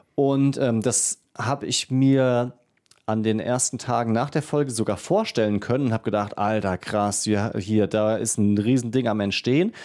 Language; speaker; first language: German; native; German